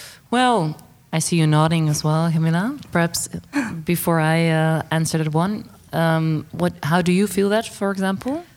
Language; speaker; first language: English; non-native, fluent; Dutch